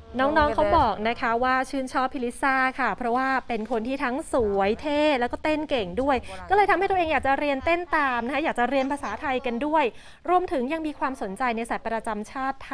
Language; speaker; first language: Thai; native; Thai